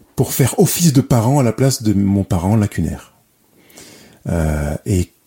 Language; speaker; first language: French; native; French